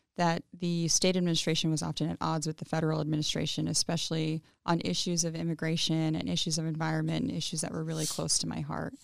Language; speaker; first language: English; early bilingual, other home language; Spanish